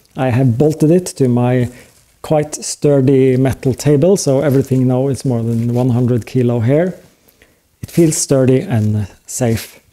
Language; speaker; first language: English; non-native, fluent; Norwegian